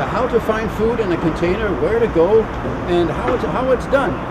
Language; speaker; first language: English; non-native, fluent; Danish